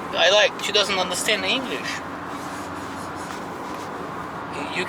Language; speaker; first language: English; non-native, fluent; Russian